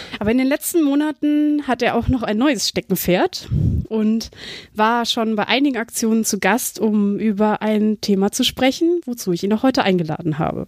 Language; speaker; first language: German; native; German